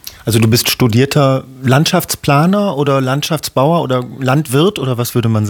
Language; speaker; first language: German; native; German